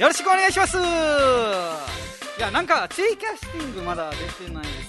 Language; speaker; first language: Japanese; non-native, fluent; Nepali